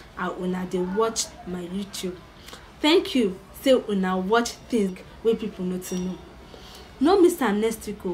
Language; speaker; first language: Nigerian Pidgin; non-native, local second language; Yoruba